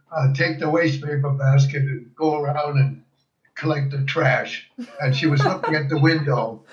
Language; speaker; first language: English; early bilingual, other home language; German